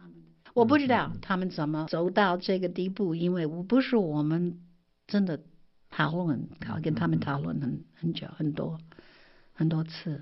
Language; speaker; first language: Chinese; non-native, fluent; English